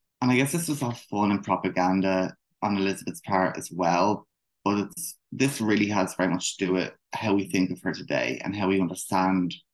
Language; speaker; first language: English; native; English